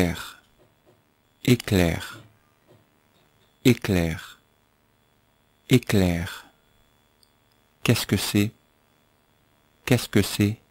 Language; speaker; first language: French; native; French